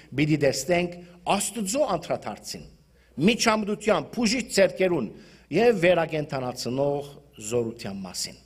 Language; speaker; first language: Armenian; early bilingual, heritage; Armenian